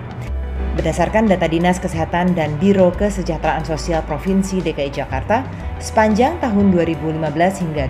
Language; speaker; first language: Indonesian; native; Indonesian